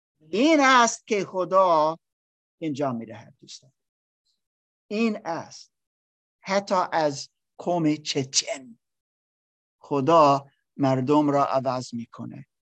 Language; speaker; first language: Persian; non-native, learner; English